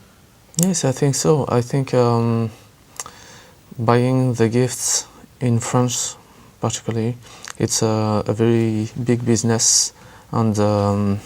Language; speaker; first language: English; non-native, learner; French